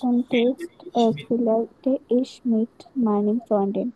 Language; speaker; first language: German; non-native, learner; Bangla